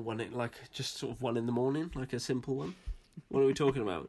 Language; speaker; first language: English; native; English